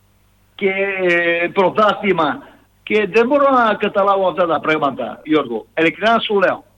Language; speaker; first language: Greek; non-native, fluent; Serbian